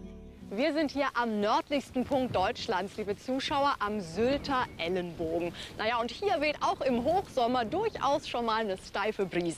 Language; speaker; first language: German; native; German